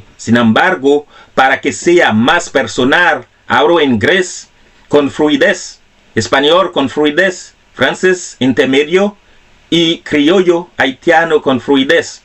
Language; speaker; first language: Spanish; non-native, fluent; Haitian Creole